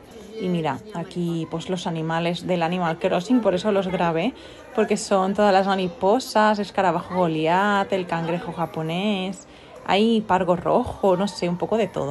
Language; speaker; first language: Spanish; native; Spanish